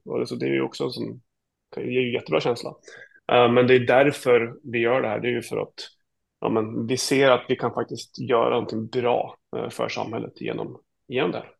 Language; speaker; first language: Swedish; native; Swedish